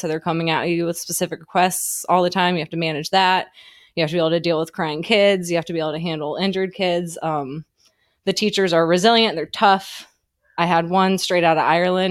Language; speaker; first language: English; native; English